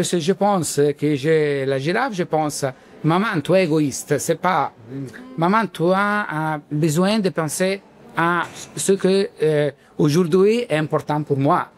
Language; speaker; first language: French; non-native, learner; Italian